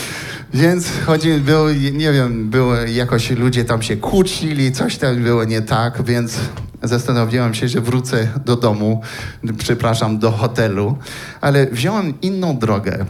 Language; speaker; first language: Polish; non-native, learner; French